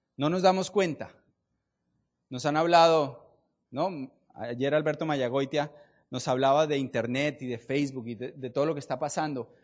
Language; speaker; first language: Spanish; native; Spanish